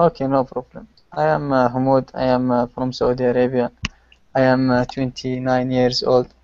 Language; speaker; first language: English; non-native, learner; Arabic